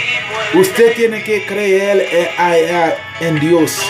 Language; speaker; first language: Spanish; non-native, learner; Haitian Creole